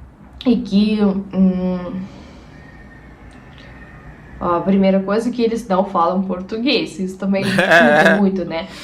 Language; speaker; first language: Portuguese; non-native, fluent; Russian